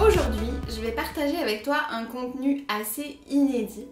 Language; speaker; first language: French; native; French